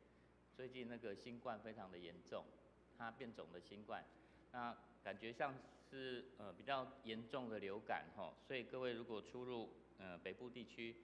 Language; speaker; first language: Chinese; native; Chinese